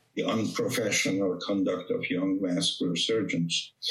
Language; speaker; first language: English; non-native, fluent; Hungarian